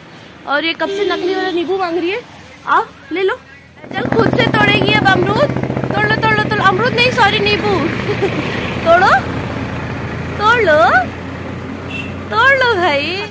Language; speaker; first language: Hindi; native; Hindi